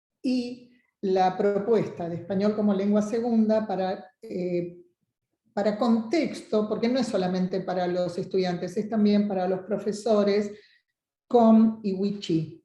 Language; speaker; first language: Spanish; native; Spanish